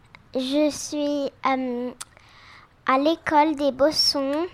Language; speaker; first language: French; early bilingual, other home language; English